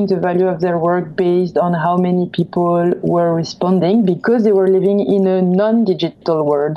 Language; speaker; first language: English; non-native, fluent; French